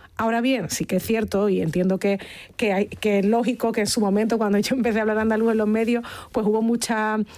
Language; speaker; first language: Spanish; native; Spanish